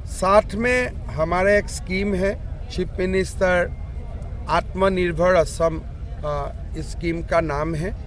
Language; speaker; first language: Hindi; non-native, local second language; Assamese